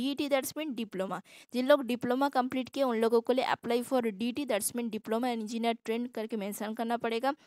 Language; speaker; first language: Hindi; non-native, local second language; Assamese